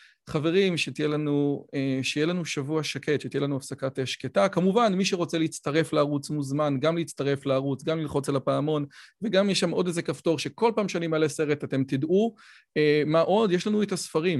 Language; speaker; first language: Hebrew; native; Hebrew